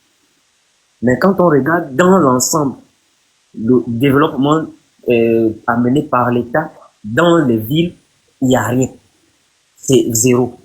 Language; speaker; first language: French; non-native, local second language; Fang